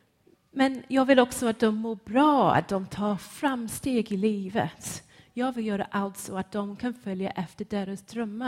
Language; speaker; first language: Swedish; non-native, fluent; English